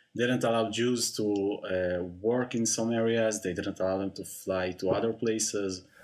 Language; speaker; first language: English; non-native, fluent; Russian